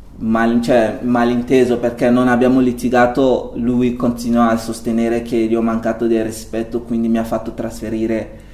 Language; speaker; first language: Italian; non-native, fluent; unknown